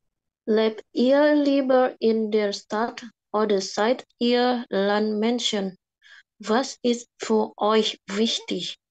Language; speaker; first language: German; non-native, learner; Indonesian